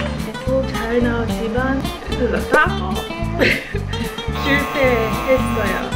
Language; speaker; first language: Korean; non-native, fluent; English